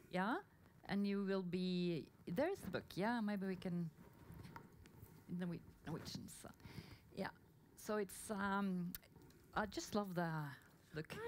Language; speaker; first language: English; non-native, fluent; Norwegian